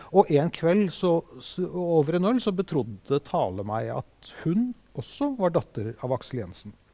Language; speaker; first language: Norwegian; native; Norwegian